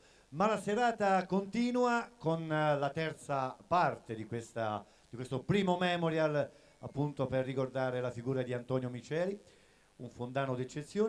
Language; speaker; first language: Italian; native; Italian